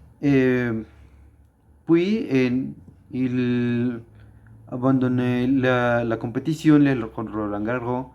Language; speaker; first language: French; non-native, learner; Spanish